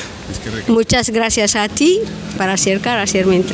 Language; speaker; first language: Spanish; non-native, learner; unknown